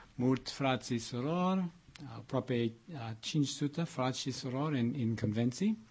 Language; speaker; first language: Romanian; non-native, learner; English